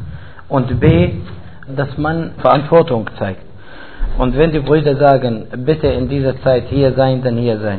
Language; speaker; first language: German; non-native, fluent; Arabic